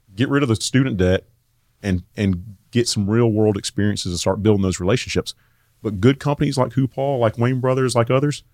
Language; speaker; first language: English; native; English